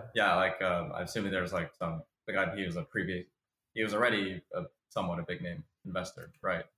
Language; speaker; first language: English; native; English